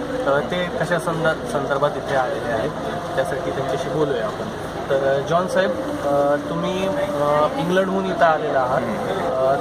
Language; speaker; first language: Marathi; native; Marathi